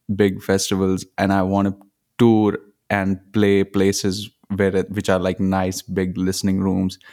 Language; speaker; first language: English; non-native, local second language; Punjabi